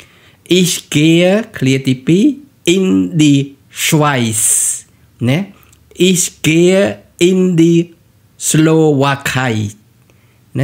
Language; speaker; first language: German; non-native, fluent; Khmer